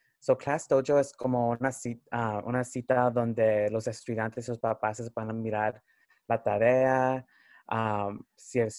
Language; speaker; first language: Spanish; early bilingual, heritage; Spanish